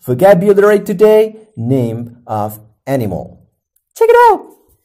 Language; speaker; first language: English; non-native, fluent; Indonesian